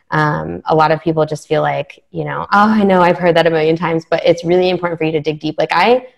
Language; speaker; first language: English; native; English